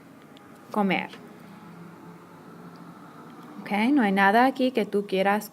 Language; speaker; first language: Spanish; non-native, fluent; English